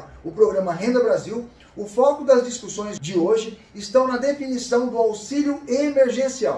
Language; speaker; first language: Portuguese; native; Portuguese